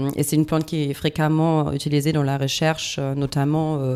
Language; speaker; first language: French; non-native, fluent; German